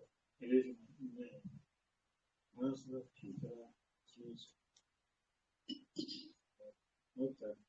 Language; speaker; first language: Russian; non-native, local second language; Yakut